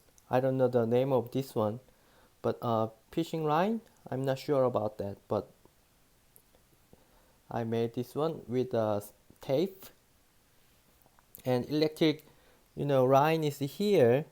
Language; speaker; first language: English; non-native, learner; Korean